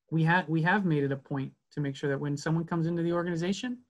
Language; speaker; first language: English; native; English